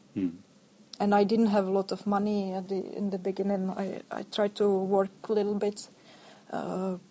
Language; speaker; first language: English; non-native, fluent; Czech